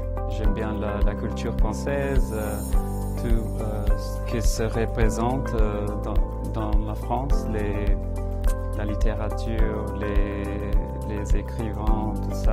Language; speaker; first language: French; non-native, learner; English